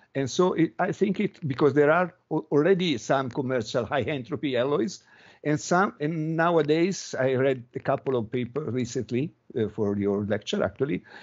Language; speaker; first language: English; non-native, fluent; Italian